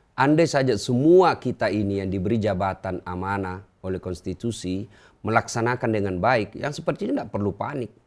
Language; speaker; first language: Indonesian; native; Indonesian